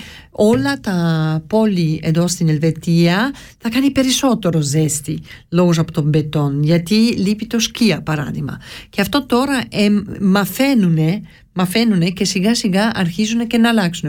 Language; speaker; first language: Greek; early bilingual, heritage; Greek